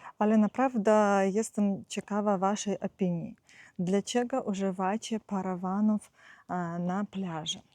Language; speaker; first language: Polish; non-native, fluent; Ukrainian